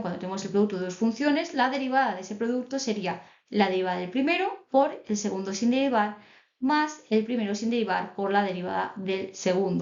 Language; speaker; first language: Spanish; native; Spanish